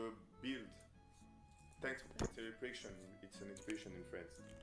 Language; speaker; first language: English; non-native, learner; French